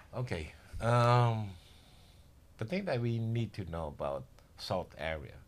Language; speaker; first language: English; non-native, learner; Indonesian